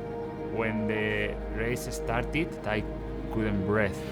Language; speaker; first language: English; non-native, fluent; Spanish